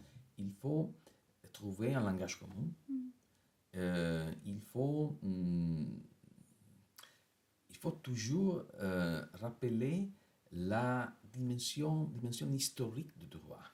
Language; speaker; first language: French; non-native, fluent; Italian